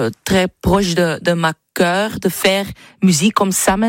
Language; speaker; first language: French; non-native, fluent; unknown